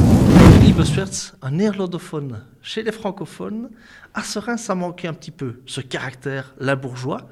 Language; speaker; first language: French; native; French